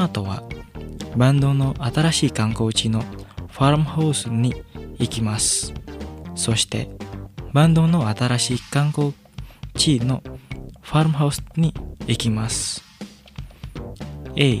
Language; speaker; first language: Japanese; non-native, fluent; Indonesian